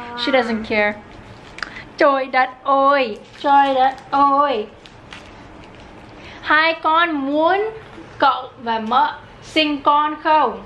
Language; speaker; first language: Vietnamese; early bilingual, heritage; English